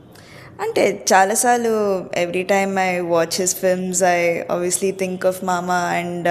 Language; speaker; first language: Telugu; early bilingual, heritage; Telugu